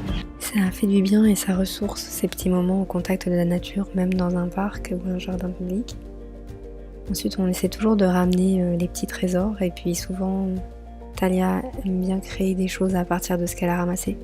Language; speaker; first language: French; native; French